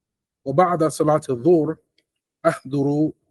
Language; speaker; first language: Arabic; non-native, learner; English